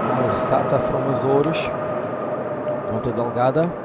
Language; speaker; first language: Portuguese; native; Portuguese